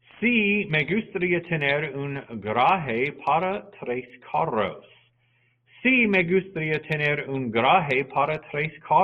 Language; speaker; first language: Spanish; non-native, fluent; English